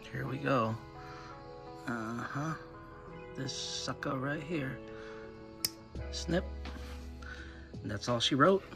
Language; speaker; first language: English; native; English